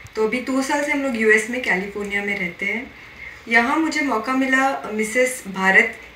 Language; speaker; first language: Hindi; non-native, local second language; Marathi